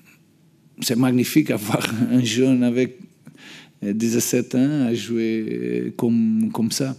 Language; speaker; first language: French; non-native, learner; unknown